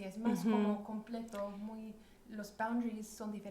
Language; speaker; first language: Spanish; early bilingual, heritage; Spanish